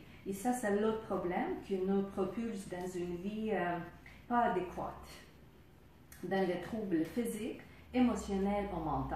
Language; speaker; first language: French; non-native, fluent; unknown